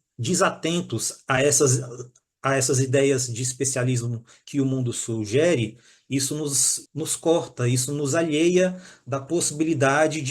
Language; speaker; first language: Portuguese; native; Portuguese